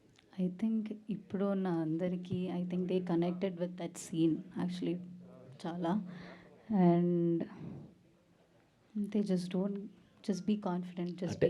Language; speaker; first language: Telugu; non-native, learner; Malayalam